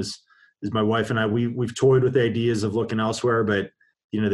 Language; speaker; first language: English; native; English